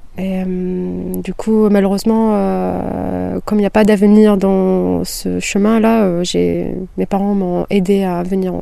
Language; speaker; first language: French; non-native, local second language; Kabyle